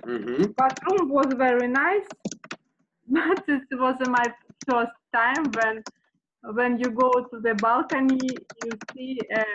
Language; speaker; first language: English; non-native, learner; Russian